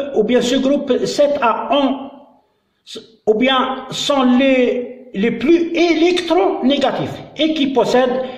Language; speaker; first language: French; non-native, local second language; Arabic